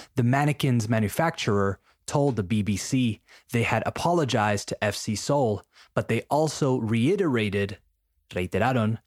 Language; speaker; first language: English; non-native, fluent; Spanish